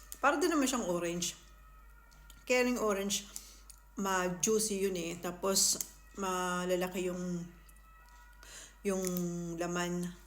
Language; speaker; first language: Filipino; non-native, local second language; Bikol